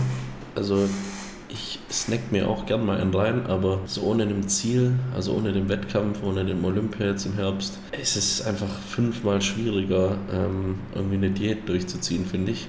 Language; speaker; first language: German; native; German